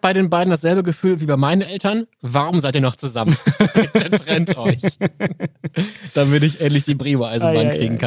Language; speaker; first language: German; native; German